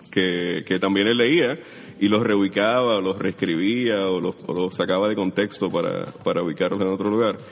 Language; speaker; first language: Spanish; native; Spanish